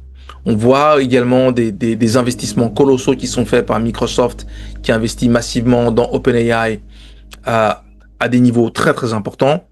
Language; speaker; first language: French; native; French